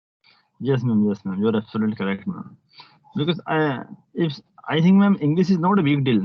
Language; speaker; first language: English; non-native, local second language; Hindi